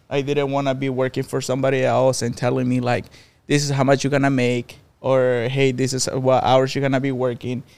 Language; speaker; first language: English; non-native, fluent; Spanish